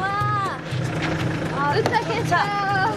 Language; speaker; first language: Korean; non-native, fluent; Arabic